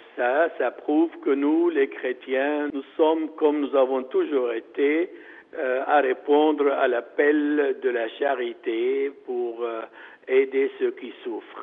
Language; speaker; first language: French; non-native, fluent; Arabic